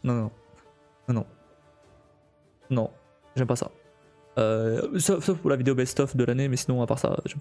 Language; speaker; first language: French; native; French